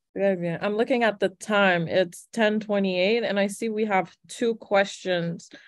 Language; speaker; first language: English; early bilingual, other home language; Haitian Creole